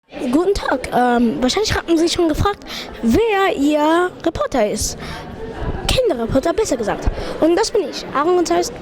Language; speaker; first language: German; non-native, local second language; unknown